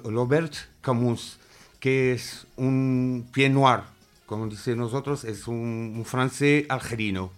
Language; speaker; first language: Spanish; non-native, fluent; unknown